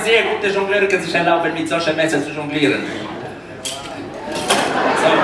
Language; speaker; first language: German; non-native, fluent; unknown